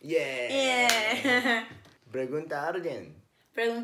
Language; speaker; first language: Spanish; non-native, learner; Japanese